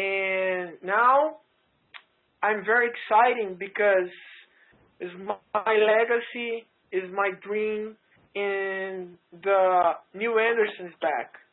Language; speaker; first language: English; non-native, learner; Portuguese